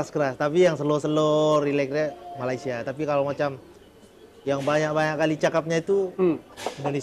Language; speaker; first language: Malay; early bilingual, heritage; Indonesian